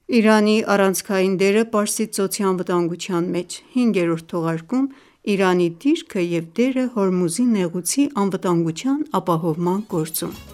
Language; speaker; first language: Armenian; early bilingual, heritage; Armenian